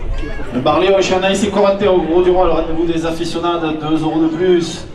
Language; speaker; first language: French; native; French